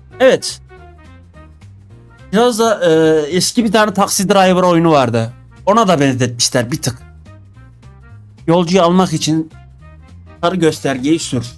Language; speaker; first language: Turkish; native; Turkish